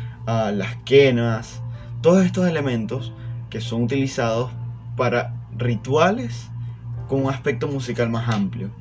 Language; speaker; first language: Spanish; native; Spanish